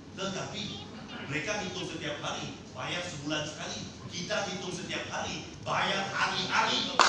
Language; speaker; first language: Indonesian; non-native, fluent; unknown